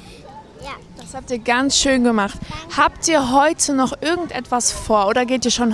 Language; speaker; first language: German; native; German